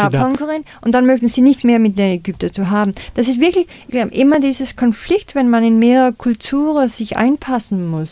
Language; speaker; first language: German; non-native, fluent; Danish